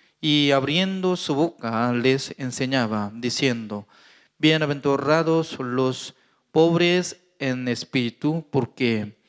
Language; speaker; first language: Spanish; non-native, fluent; Korean